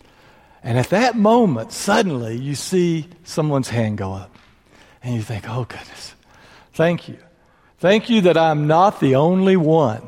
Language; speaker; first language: English; native; English